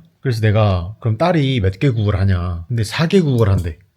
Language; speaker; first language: Korean; native; Korean